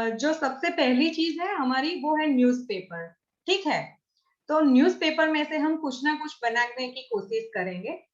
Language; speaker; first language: Hindi; non-native, local second language; Gujarati